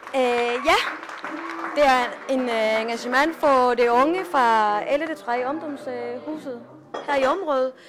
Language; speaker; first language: Danish; non-native, fluent; Spanish